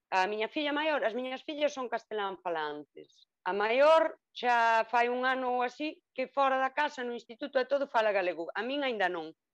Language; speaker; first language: Galician; native; Galician